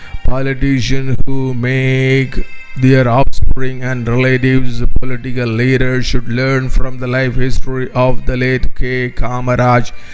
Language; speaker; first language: English; non-native, local second language; Tamil